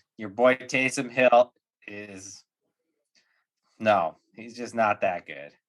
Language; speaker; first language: English; native; English